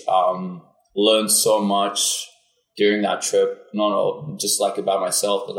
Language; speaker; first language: English; non-native, local second language; Afrikaans